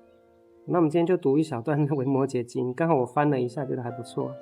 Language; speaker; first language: Chinese; native; Chinese